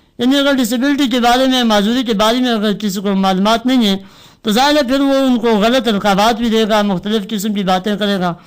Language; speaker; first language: Urdu; non-native, local second language; Northern Hindko